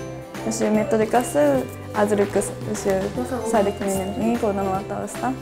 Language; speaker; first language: Kyrgyz; non-native, fluent; Japanese